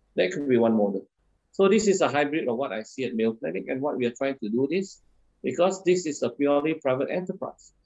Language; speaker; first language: English; non-native, local second language; Min Nan Chinese